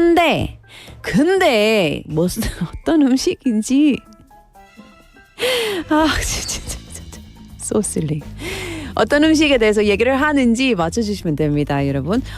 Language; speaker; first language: Korean; non-native, learner; English